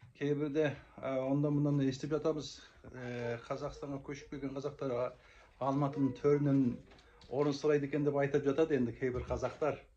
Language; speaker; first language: Kazakh; early bilingual, heritage; Kazakh